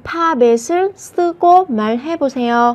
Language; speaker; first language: Korean; non-native, fluent; Vietnamese